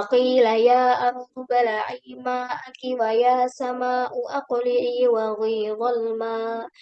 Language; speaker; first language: Arabic; non-native, learner; Indonesian